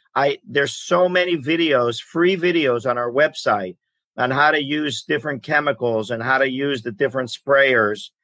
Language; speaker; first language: English; early bilingual, other home language; Greek